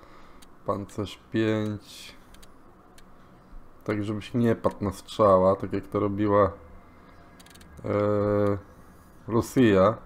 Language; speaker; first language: Polish; native; Polish